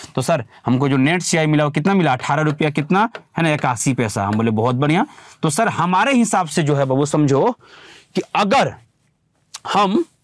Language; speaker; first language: Hindi; native; Hindi